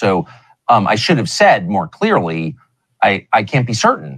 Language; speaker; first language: English; native; English